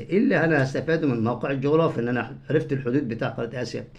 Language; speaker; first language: Arabic; native; Arabic